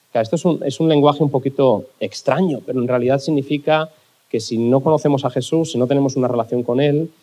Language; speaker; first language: Spanish; native; Spanish